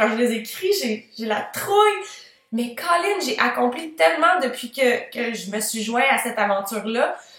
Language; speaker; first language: French; native; French